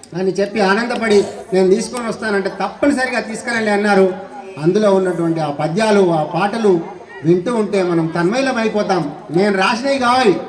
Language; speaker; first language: Telugu; native; Telugu